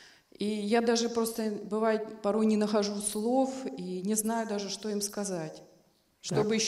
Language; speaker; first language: Russian; native; Russian